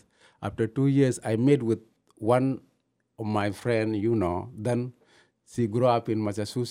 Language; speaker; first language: English; non-native, learner; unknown